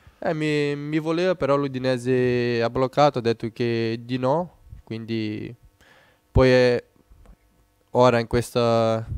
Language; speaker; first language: Italian; non-native, fluent; Portuguese